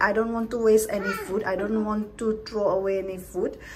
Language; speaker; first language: English; non-native, fluent; Indonesian